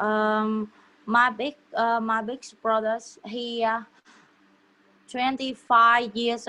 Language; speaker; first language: English; non-native, learner; Vietnamese